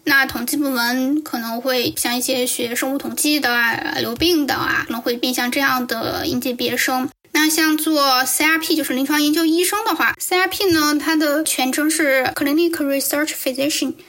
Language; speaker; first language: Chinese; native; Chinese